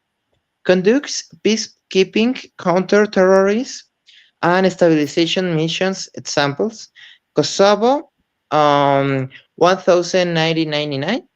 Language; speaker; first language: English; non-native, learner; Spanish